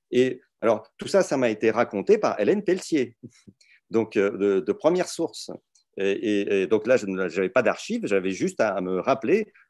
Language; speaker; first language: French; early bilingual, other home language; Russian